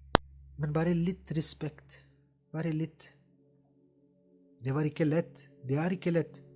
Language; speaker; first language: Norwegian; non-native, fluent; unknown